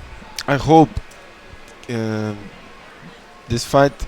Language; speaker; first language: English; non-native, learner; Portuguese